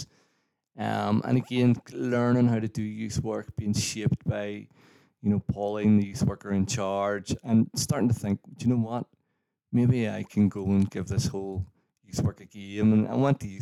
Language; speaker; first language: English; native; English